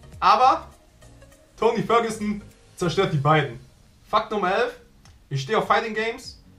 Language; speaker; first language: German; early bilingual, other home language; Vietnamese